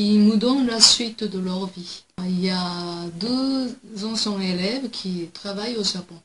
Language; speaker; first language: French; non-native, fluent; Japanese